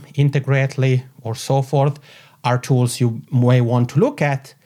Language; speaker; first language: English; non-native, fluent; Italian